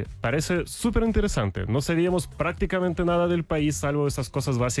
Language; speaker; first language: Spanish; non-native, fluent; Russian